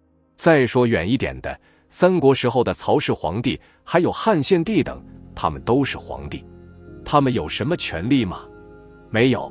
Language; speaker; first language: Chinese; native; Chinese